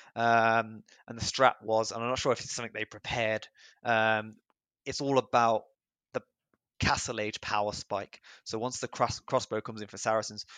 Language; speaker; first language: English; native; English